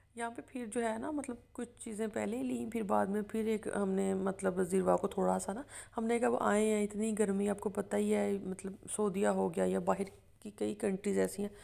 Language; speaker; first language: Urdu; non-native, local second language; Punjabi